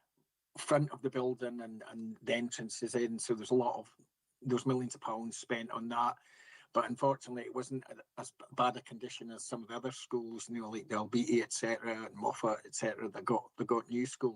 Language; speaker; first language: English; native; English